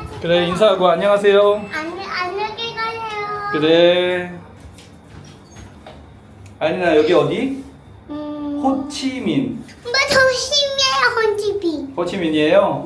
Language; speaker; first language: Korean; native; Korean